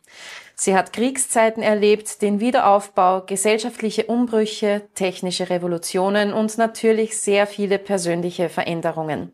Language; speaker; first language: German; native; German